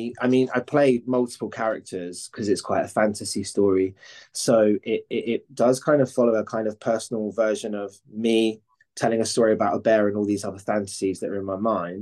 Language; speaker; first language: English; native; English